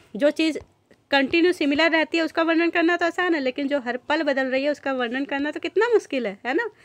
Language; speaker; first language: Hindi; native; Hindi